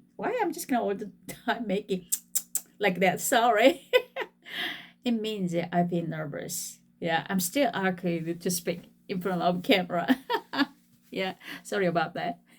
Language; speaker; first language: English; non-native, fluent; Korean